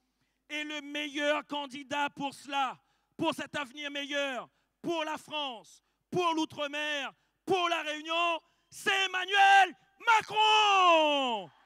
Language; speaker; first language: French; native; French